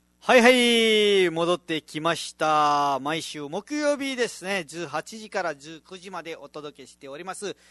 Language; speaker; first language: Japanese; non-native, fluent; Nepali